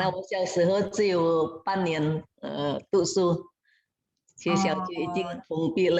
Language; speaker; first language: Chinese; non-native, learner; Indonesian